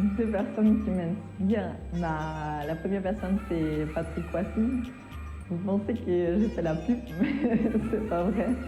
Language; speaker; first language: French; non-native, fluent; German